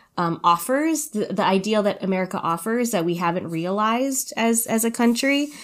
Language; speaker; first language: English; early bilingual, other home language; Filipino